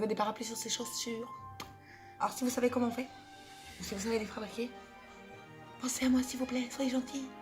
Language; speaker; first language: French; native; French